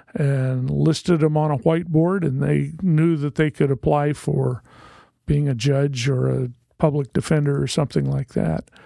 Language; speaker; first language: English; native; English